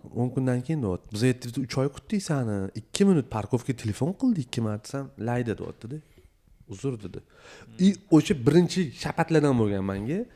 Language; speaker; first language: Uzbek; native; Uzbek